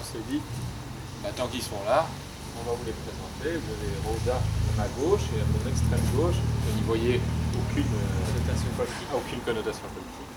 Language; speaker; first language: French; native; French